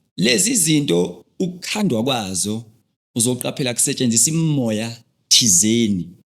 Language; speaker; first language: Zulu; native; Zulu